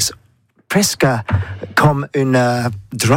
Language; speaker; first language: French; non-native, learner; English